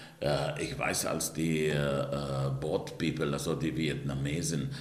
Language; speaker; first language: German; non-native, fluent; Romanian